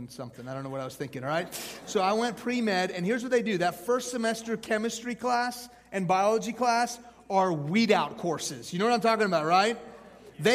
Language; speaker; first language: English; native; English